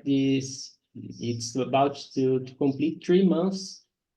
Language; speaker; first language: English; non-native, learner; Portuguese